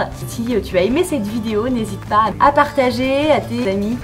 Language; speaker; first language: French; native; French